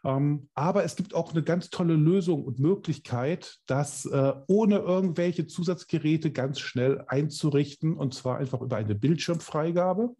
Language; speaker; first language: German; native; German